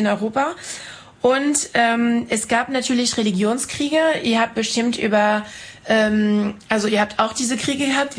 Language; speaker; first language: German; non-native, fluent; French